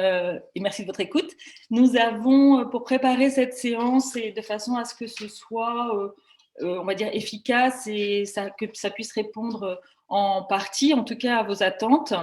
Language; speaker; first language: French; native; French